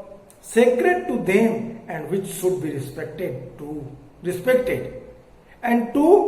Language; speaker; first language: English; non-native, local second language; Hindi